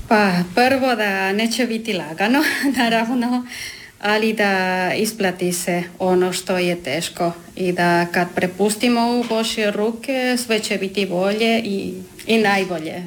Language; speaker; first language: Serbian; non-native, learner; Spanish